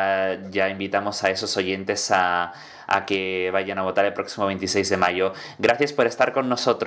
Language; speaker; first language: Spanish; native; Spanish